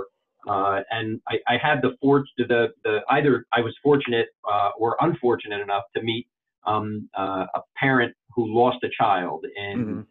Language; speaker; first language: English; native; English